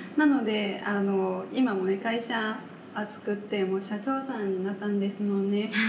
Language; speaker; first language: Japanese; non-native, fluent; Vietnamese